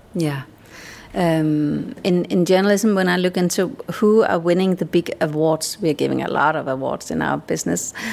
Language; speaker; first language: English; non-native, fluent; Danish